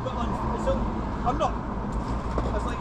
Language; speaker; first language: English; native; English